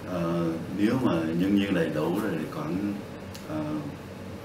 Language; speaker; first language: Vietnamese; non-native, local second language; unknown